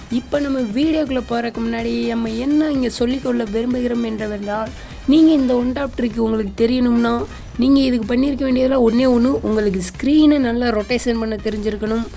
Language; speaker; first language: Tamil; native; Tamil